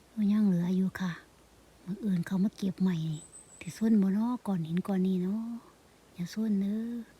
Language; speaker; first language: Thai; non-native, local second language; Northeastern Thai